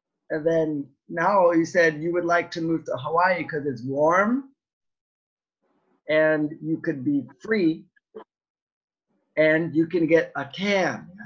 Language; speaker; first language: English; native; English